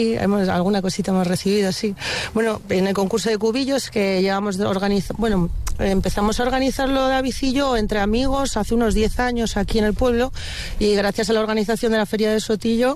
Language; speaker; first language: Spanish; native; Spanish